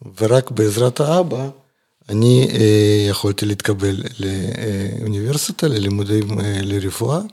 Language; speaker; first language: Hebrew; non-native, fluent; Russian